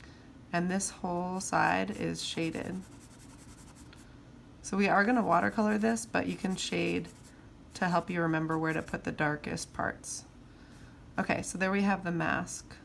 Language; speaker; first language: English; native; English